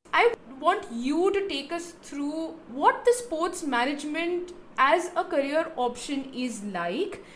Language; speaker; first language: English; non-native, local second language; Hindi